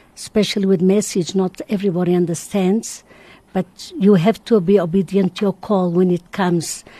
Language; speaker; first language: English; non-native, learner; Portuguese